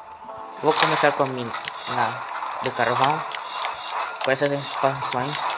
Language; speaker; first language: Portuguese; non-native, learner; Spanish